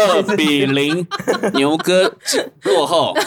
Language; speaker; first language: Chinese; native; Chinese